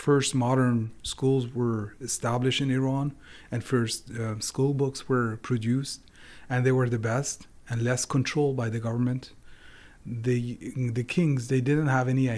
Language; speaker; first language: English; non-native, fluent; Persian